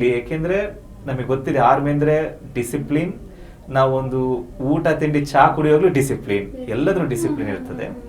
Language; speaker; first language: Kannada; native; Kannada